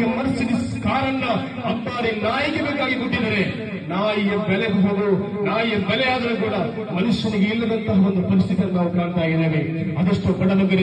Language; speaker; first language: Kannada; non-native, local second language; Malayalam